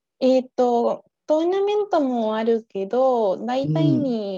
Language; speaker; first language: Japanese; non-native, learner; Spanish